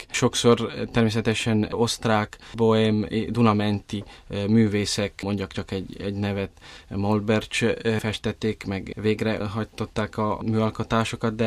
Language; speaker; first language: Hungarian; early bilingual, heritage; Italian